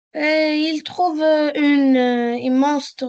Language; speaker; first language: French; non-native, learner; Arabic